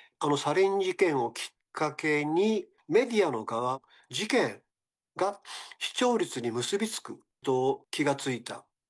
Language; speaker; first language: Japanese; native; Japanese